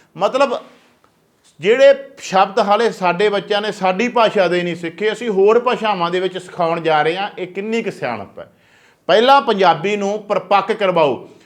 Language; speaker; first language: Punjabi; native; Punjabi